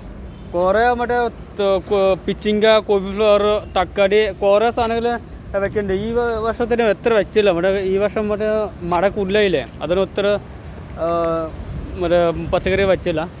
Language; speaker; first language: Malayalam; non-native, local second language; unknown